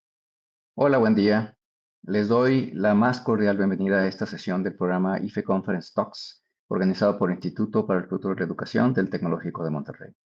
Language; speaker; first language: Spanish; native; Spanish